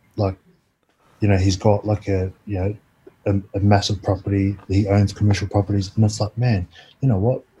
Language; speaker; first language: English; native; English